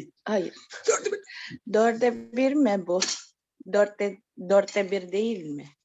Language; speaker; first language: Turkish; non-native, fluent; Indonesian